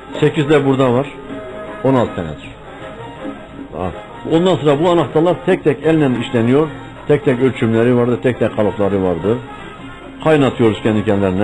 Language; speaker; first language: Turkish; native; Turkish